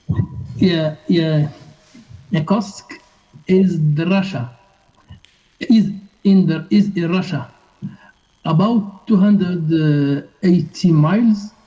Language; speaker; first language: English; non-native, learner; Arabic